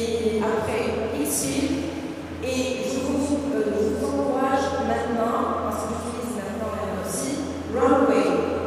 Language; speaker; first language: French; non-native, local second language; Arabic